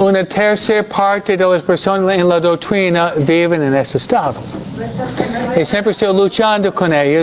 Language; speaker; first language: Spanish; non-native, fluent; English